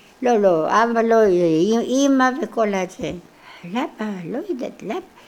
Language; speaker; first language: Hebrew; non-native, local second language; Polish